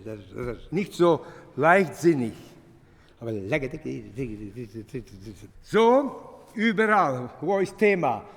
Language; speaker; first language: German; non-native, fluent; Latvian